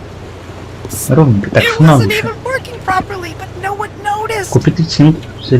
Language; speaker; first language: Russian; native; Russian